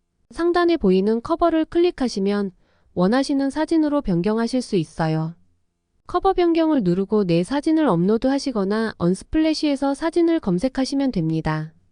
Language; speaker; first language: Korean; native; Korean